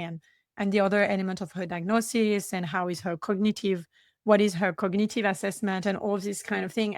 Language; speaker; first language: English; non-native, fluent; French